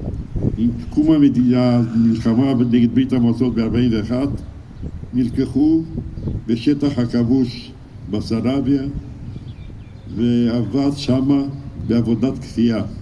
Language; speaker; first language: Hebrew; non-native, fluent; Romanian